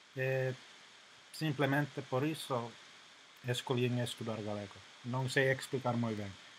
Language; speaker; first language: Galician; non-native, fluent; Finnish